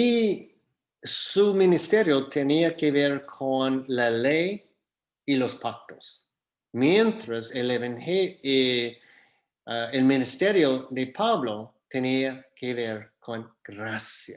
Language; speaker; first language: Spanish; non-native, fluent; English